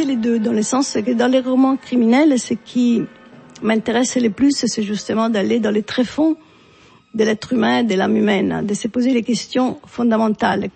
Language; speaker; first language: French; non-native, fluent; Italian